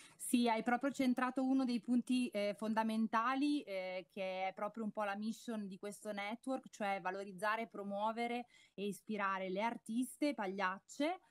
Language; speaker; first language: Italian; native; Italian